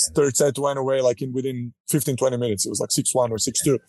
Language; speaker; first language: English; non-native, fluent; Croatian